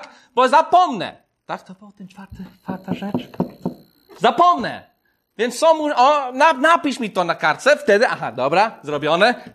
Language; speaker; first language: Polish; non-native, fluent; English